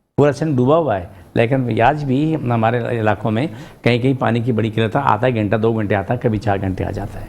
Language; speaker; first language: Urdu; non-native, local second language; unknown